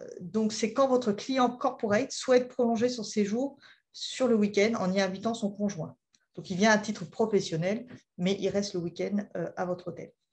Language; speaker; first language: French; native; French